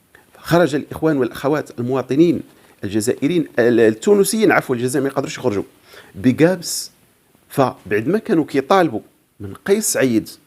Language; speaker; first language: Arabic; native; Arabic